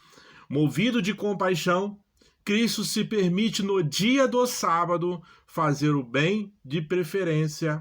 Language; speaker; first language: Portuguese; native; Portuguese